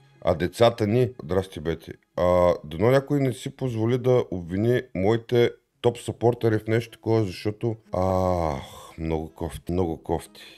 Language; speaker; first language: Bulgarian; native; Bulgarian